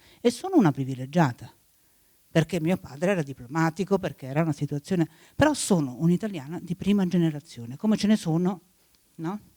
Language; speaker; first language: Italian; early bilingual, other home language; Spanish